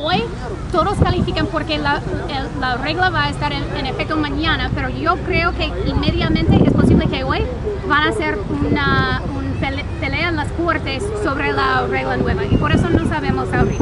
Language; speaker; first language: Spanish; non-native, fluent; English